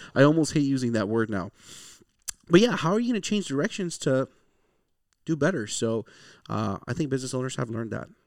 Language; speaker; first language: English; early bilingual, other home language; Spanish